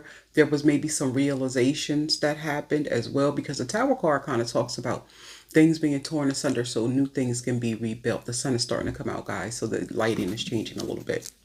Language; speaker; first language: English; native; English